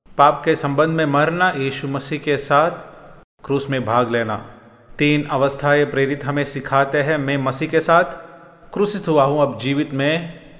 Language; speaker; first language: Hindi; non-native, local second language; Malayalam